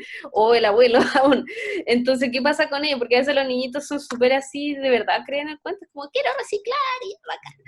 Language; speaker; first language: Spanish; native; Spanish